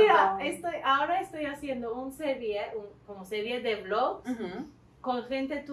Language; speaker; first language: Spanish; non-native, learner; Turkish